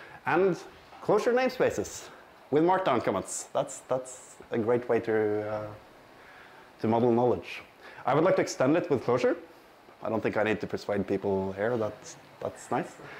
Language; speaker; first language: English; non-native, fluent; Norwegian